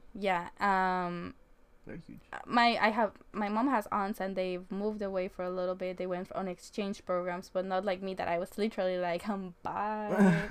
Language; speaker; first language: English; non-native, fluent; Spanish